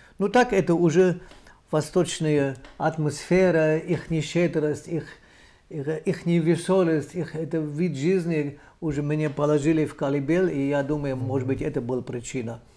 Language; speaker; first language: Russian; non-native, fluent; German